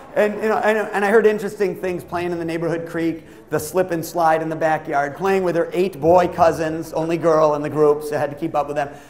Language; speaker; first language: English; native; English